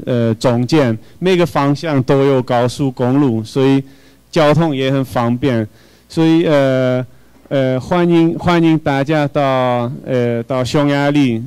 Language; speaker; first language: Chinese; non-native, fluent; Hungarian